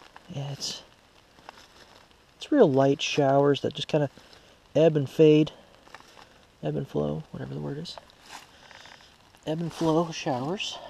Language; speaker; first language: English; native; English